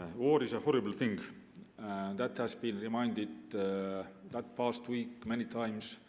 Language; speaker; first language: English; non-native, fluent; Estonian